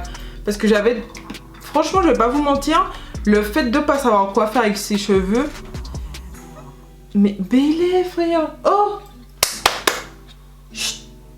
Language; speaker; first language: French; native; French